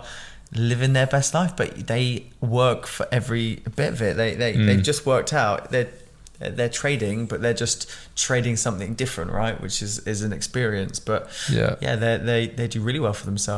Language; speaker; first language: English; native; English